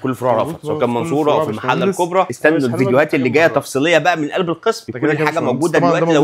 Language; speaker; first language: Arabic; native; Arabic